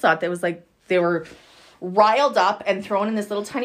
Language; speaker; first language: English; native; English